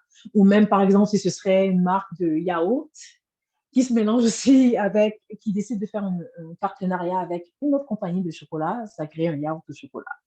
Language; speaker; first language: French; native; French